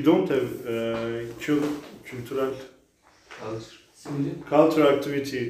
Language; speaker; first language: English; non-native, learner; Turkish